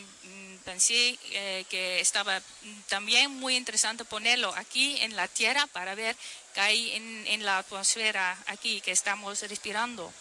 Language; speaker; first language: Spanish; non-native, fluent; Dutch